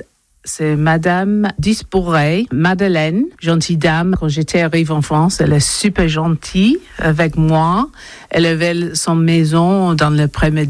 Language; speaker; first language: French; non-native, learner; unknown